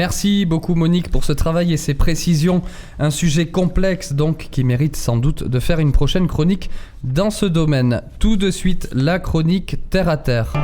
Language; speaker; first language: French; native; French